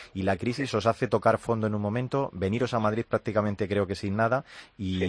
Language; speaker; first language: Spanish; native; Spanish